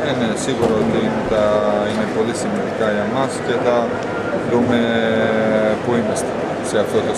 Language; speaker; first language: Greek; non-native, fluent; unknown